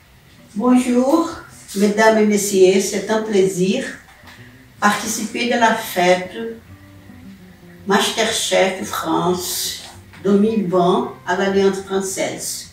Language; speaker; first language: French; non-native, learner; Portuguese